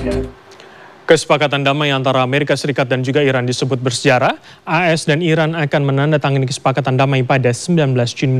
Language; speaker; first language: Indonesian; native; Indonesian